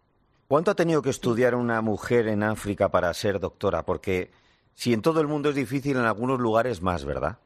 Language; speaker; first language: Spanish; native; Spanish